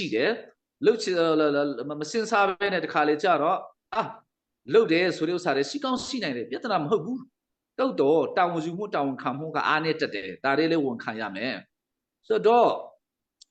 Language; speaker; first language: Burmese; non-native, local second language; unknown